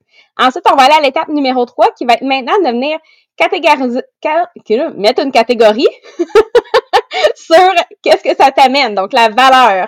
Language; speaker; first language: French; native; French